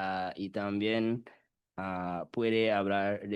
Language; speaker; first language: Spanish; non-native, learner; English